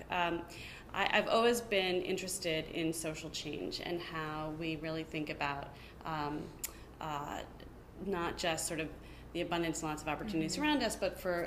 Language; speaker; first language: English; native; English